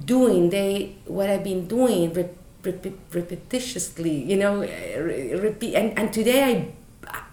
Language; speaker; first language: English; non-native, fluent; Spanish